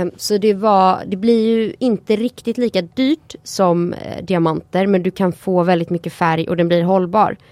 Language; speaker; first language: Swedish; native; Swedish